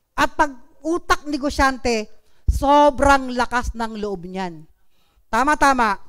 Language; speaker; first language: Filipino; non-native, local second language; Bikol